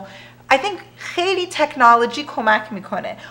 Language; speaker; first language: Persian; early bilingual, heritage; Persian